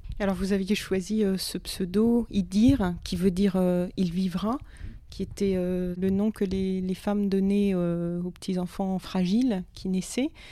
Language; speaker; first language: French; native; French